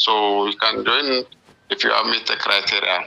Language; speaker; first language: English; non-native, learner; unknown